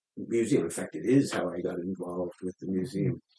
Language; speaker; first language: English; native; English